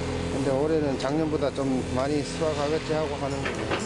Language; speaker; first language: Korean; native; Korean